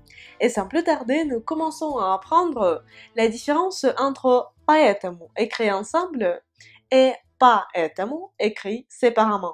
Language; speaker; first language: French; non-native, fluent; Russian